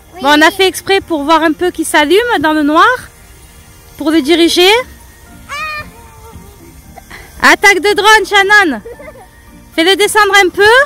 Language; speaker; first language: French; native; French